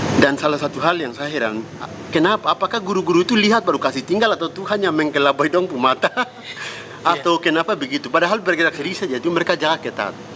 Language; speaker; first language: Indonesian; non-native, local second language; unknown